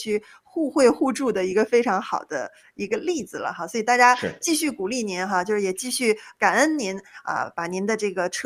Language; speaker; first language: Chinese; native; Chinese